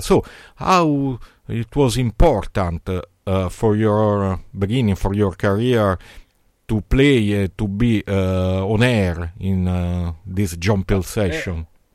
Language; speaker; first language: English; non-native, learner; Italian